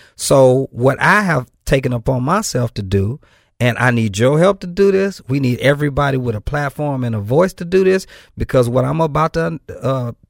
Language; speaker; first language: English; native; English